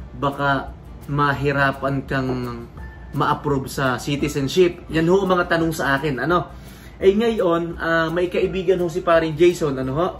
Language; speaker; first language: Filipino; native; Filipino